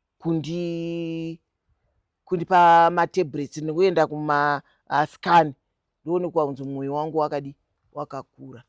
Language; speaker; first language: Shona; native; Shona